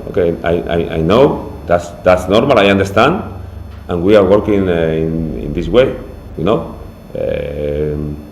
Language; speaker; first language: English; non-native, fluent; Spanish